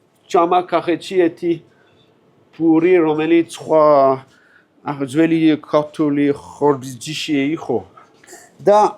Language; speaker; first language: Georgian; non-native, learner; French